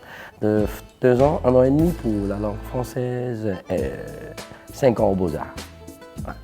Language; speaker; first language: French; non-native, fluent; Cantonese